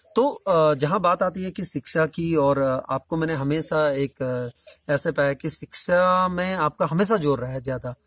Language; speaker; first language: Hindi; native; Hindi